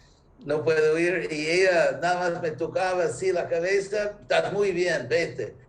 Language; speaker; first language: Spanish; non-native, fluent; English